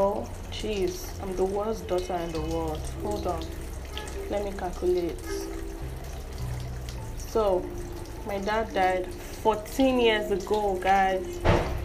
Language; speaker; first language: English; non-native, local second language; Yoruba